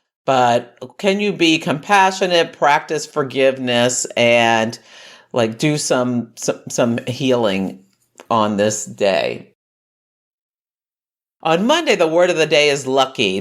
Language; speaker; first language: English; native; English